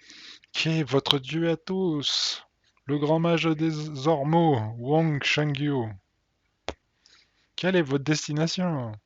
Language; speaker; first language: French; native; French